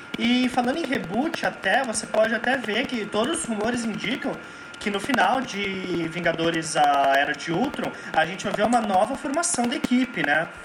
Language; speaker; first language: Portuguese; native; Portuguese